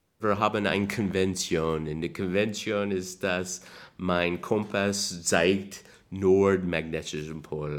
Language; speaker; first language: German; non-native, learner; English